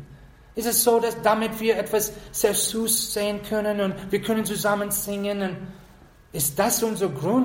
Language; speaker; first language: German; non-native, fluent; English